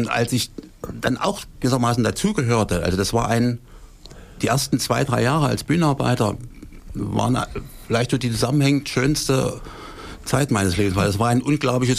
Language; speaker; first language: German; native; German